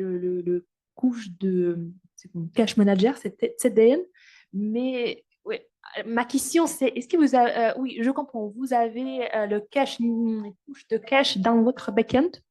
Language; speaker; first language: French; non-native, fluent; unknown